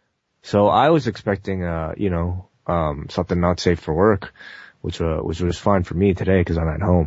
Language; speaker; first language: English; native; English